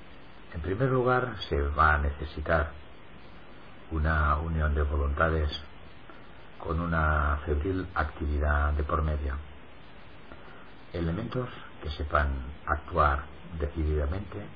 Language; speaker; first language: Spanish; native; Spanish